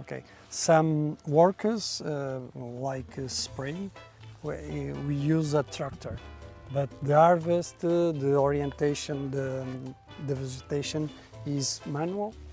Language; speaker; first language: English; non-native, learner; Portuguese